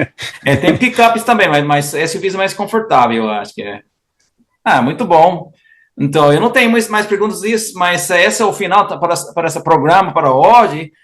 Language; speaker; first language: Portuguese; non-native, fluent; English